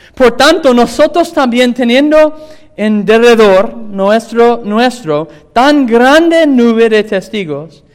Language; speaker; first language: Spanish; non-native, fluent; English